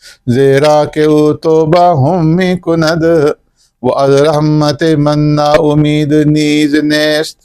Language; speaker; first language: Persian; non-native, fluent; Urdu